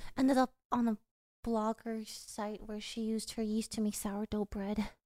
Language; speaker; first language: English; early bilingual, other home language; Korean